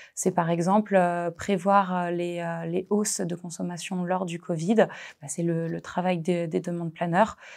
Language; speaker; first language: French; native; French